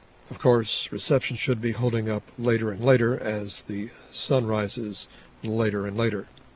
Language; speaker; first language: English; native; English